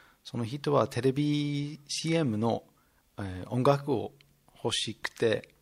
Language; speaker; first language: Japanese; non-native, fluent; English